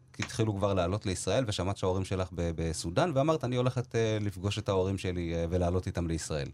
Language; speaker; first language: Hebrew; early bilingual, other home language; Amharic